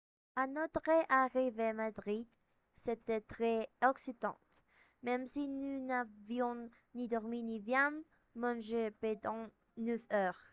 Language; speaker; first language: French; non-native, learner; Spanish